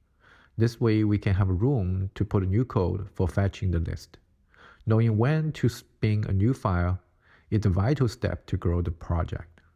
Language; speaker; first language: English; non-native, fluent; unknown